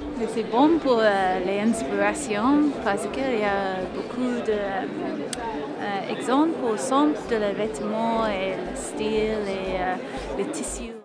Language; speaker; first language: French; non-native, learner; English